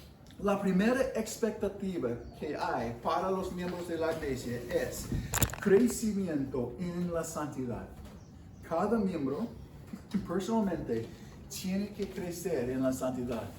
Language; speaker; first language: Spanish; non-native, fluent; English